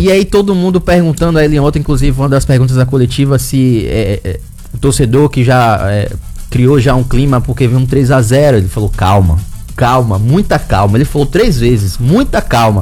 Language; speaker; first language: Portuguese; native; Portuguese